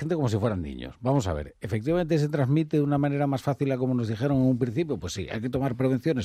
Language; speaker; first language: Spanish; native; Spanish